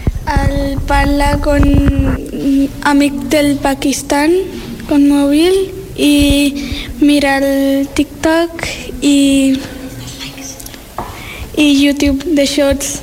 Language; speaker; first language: Catalan; non-native, learner; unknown